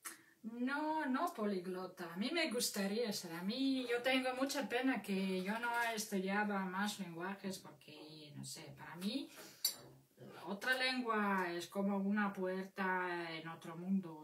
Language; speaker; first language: Spanish; non-native, fluent; Russian